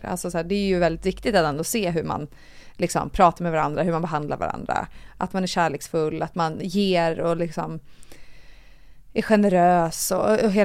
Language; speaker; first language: Swedish; native; Swedish